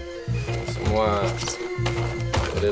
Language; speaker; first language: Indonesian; non-native, learner; English